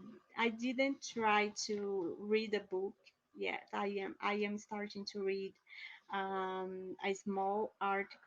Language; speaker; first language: English; non-native, learner; Portuguese